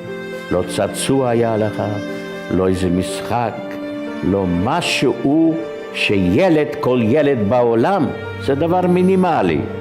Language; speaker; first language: Hebrew; non-native, fluent; Yiddish